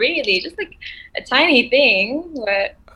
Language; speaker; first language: English; non-native, local second language; Malay